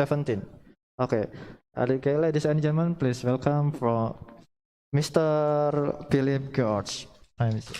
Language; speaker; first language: English; non-native, learner; Indonesian